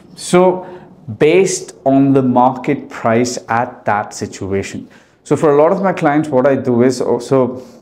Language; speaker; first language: English; early bilingual, heritage; Arabic